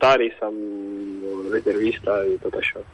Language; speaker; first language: Catalan; non-native, fluent; Ukrainian